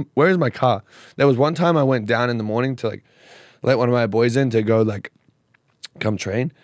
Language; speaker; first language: English; native; English